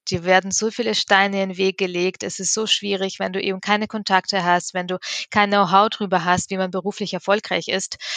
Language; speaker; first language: German; early bilingual, other home language; Russian